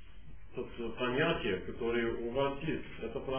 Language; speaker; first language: Russian; non-native, fluent; English